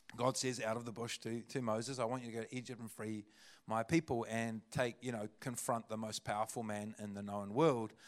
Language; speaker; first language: English; native; English